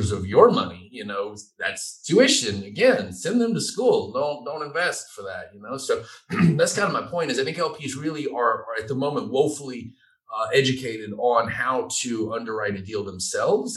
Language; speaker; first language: English; native; English